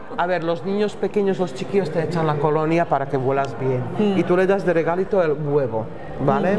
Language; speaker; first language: Spanish; non-native, fluent; Slovak